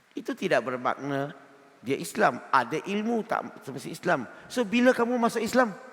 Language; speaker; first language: Malay; non-native, local second language; Chinese